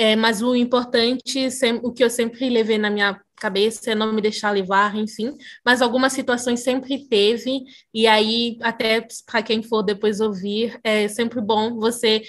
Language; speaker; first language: Portuguese; early bilingual, other home language; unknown